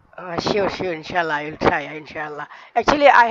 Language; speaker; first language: English; non-native, learner; Bangla